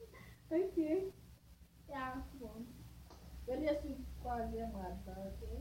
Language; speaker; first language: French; non-native, learner; Haitian Creole